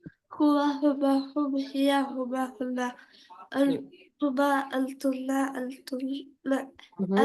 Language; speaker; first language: Arabic; non-native, learner; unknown